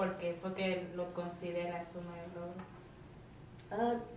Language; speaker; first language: Spanish; non-native, learner; English